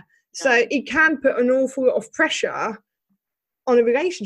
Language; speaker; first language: English; native; English